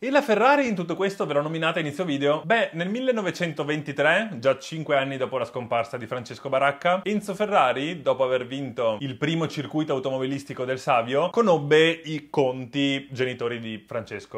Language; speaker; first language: Italian; native; Italian